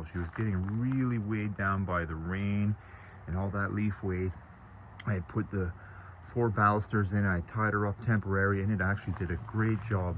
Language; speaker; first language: English; native; English